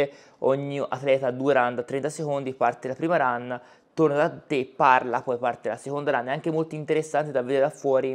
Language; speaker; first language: Italian; native; Italian